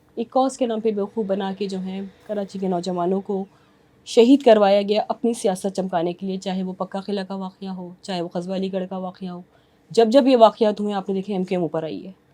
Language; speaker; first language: Urdu; native; Urdu